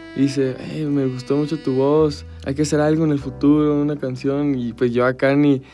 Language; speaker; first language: Spanish; early bilingual, heritage; Spanish